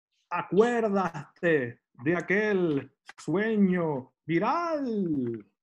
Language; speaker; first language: Spanish; early bilingual, heritage; Spanish